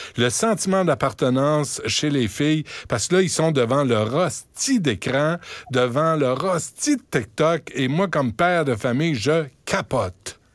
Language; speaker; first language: French; native; French